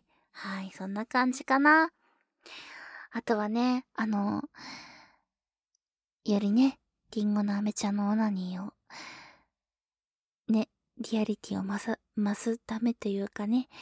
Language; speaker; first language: Japanese; native; Japanese